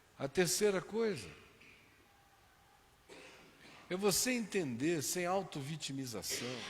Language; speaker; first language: Portuguese; native; Portuguese